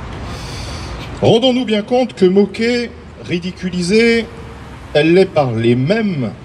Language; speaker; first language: French; native; French